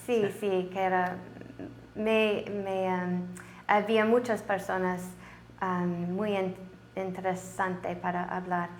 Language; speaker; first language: Spanish; non-native, learner; English